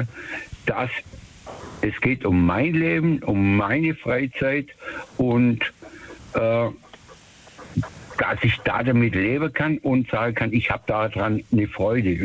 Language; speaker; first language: German; native; German